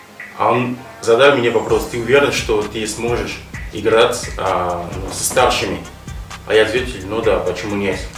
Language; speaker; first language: Russian; non-native, fluent; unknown